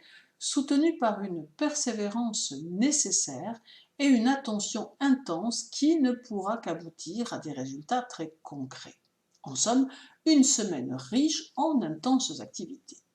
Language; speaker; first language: French; native; French